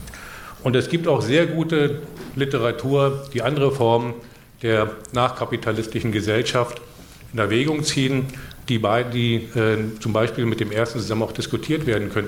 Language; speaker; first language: German; native; German